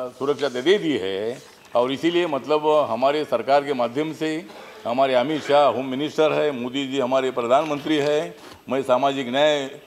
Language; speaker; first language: Hindi; non-native, local second language; Marathi